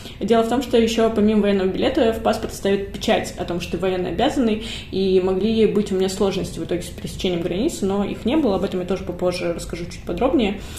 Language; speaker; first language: Russian; native; Russian